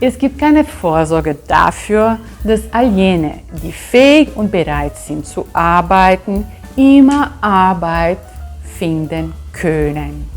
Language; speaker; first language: German; non-native, fluent; Portuguese